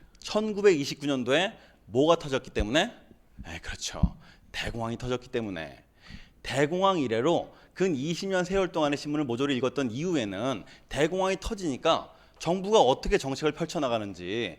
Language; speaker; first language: Korean; native; Korean